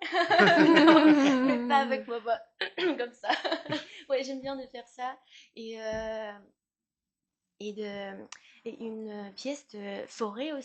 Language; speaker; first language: French; non-native, learner; Chinese